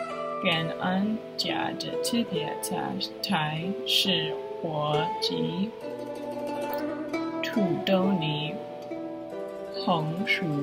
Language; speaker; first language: Chinese; non-native, learner; English